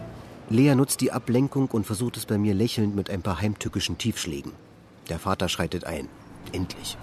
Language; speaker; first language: German; native; German